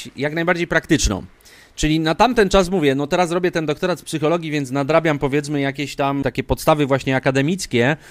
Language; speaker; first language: Polish; native; Polish